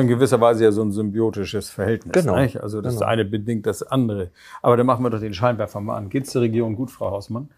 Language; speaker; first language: German; native; German